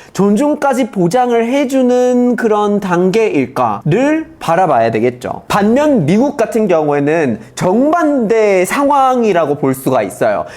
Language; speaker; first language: Korean; non-native, fluent; English